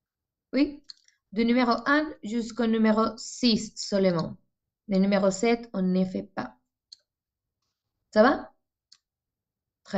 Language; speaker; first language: French; non-native, fluent; Spanish